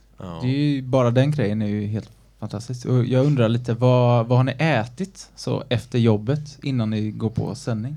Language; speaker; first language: Swedish; native; Swedish